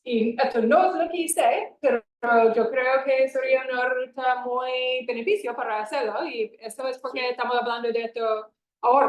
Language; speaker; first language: Spanish; non-native, fluent; English